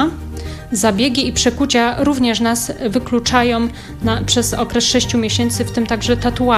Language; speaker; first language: Polish; native; Polish